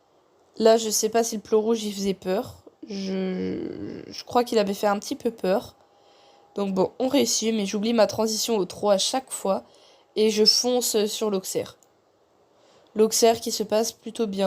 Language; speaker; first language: French; native; French